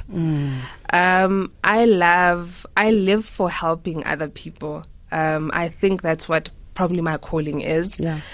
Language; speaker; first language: English; non-native, local second language; Tswana